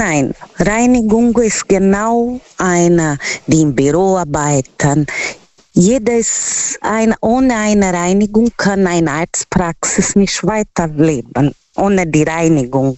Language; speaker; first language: German; non-native, learner; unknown